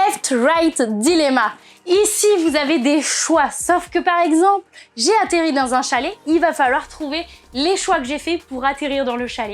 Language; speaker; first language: French; native; French